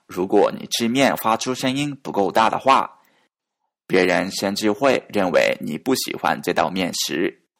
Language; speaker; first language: Chinese; non-native, fluent; Japanese